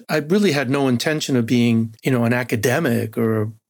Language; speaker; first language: English; non-native, fluent; Spanish